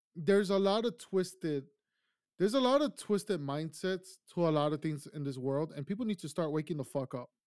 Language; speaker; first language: English; early bilingual, other home language; Spanish